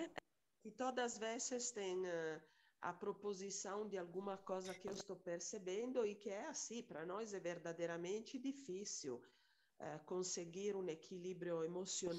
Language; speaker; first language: Portuguese; non-native, fluent; Italian